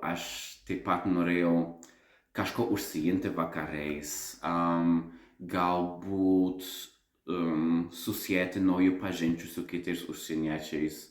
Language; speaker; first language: Lithuanian; non-native, learner; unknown